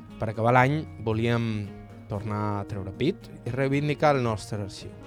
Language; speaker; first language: Catalan; native; Catalan